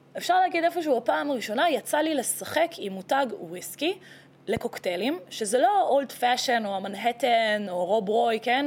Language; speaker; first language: Hebrew; early bilingual, other home language; Russian